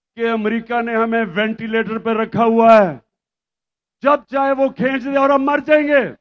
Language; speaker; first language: Urdu; native; Urdu